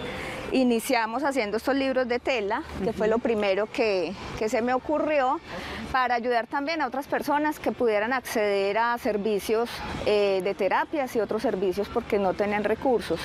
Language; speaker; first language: Spanish; native; Spanish